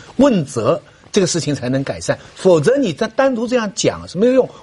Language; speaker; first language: Chinese; native; Chinese